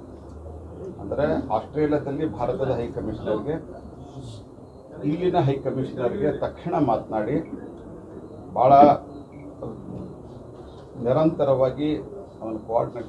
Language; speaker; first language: Kannada; native; Kannada